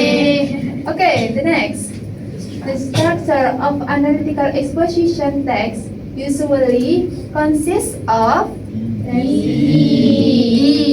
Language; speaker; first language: English; non-native, learner; Indonesian